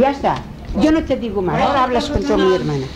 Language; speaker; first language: Spanish; early bilingual, heritage; Spanish